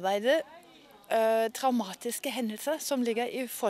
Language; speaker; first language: Norwegian; non-native, fluent; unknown